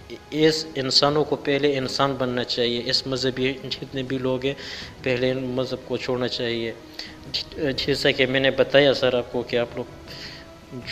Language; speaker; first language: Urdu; non-native, local second language; Pashto